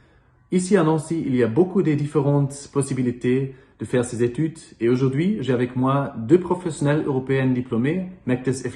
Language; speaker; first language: French; non-native, learner; Dutch